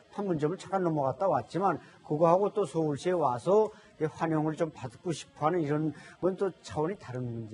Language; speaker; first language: Korean; native; Korean